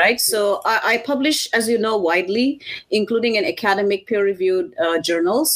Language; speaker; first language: English; non-native, local second language; Assamese